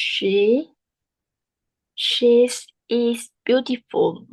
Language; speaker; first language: English; non-native, learner; Vietnamese